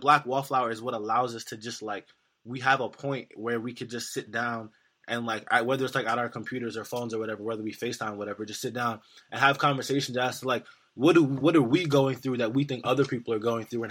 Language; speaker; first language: English; native; English